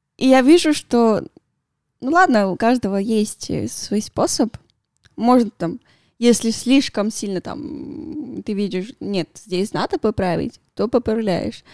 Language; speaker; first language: Russian; non-native, fluent; Spanish